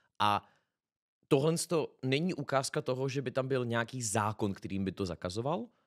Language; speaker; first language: Czech; native; Czech